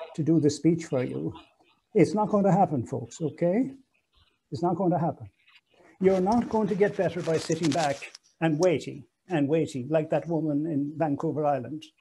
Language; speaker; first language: English; native; English